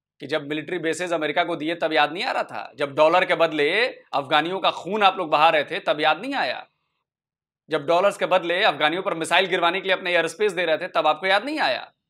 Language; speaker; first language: Hindi; native; Hindi